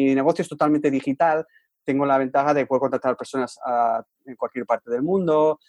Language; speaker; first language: Spanish; native; Spanish